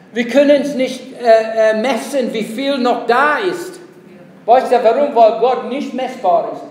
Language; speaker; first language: German; non-native, fluent; English